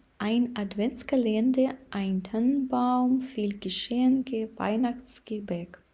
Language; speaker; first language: German; non-native, fluent; Ukrainian